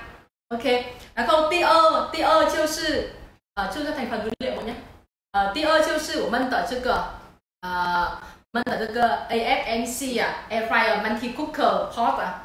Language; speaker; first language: Chinese; non-native, fluent; Vietnamese